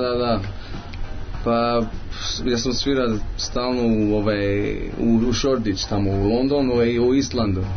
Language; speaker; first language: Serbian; early bilingual, heritage; Serbian